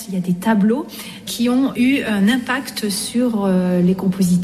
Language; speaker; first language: French; native; French